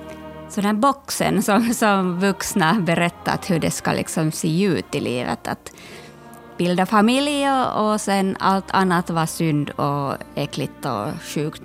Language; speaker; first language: Swedish; non-native, local second language; Finnish